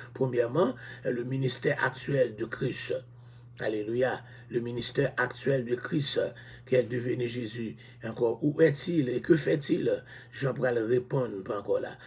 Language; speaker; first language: French; native; French